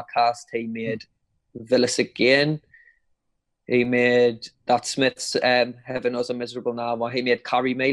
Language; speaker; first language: English; native; English